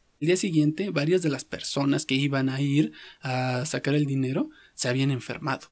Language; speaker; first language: Spanish; native; Spanish